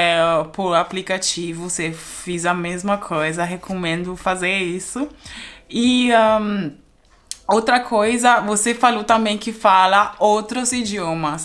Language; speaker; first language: Portuguese; non-native, fluent; German